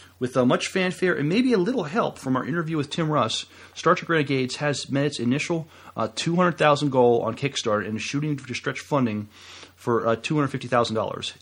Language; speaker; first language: English; native; English